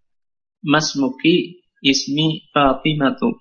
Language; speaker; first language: Arabic; non-native, learner; Indonesian